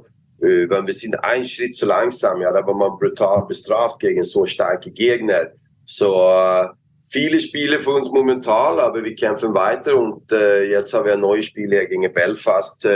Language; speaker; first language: German; non-native, learner; Swedish